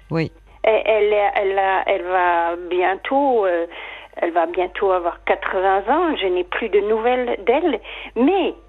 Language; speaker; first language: French; native; French